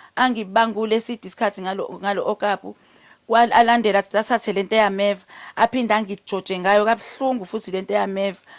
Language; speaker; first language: Zulu; native; Zulu